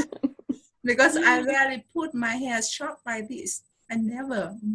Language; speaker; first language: English; non-native, fluent; Vietnamese